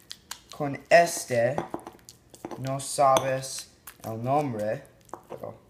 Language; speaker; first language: Spanish; non-native, learner; English